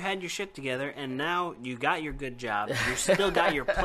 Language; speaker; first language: English; native; English